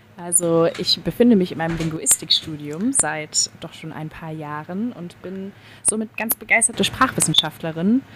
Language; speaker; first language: German; native; German